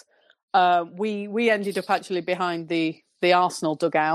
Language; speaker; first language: English; native; English